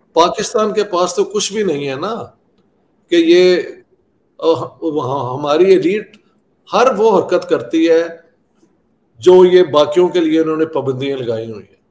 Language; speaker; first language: Urdu; non-native, local second language; Punjabi